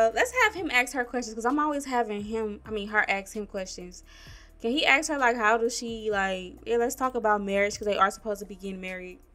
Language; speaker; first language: English; native; English